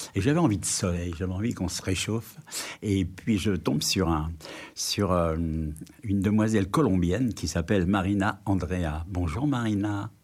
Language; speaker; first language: French; native; French